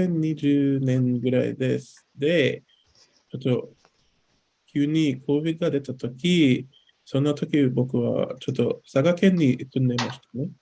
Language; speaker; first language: Japanese; non-native, learner; English